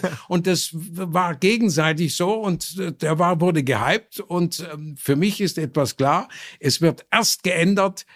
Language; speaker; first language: German; native; German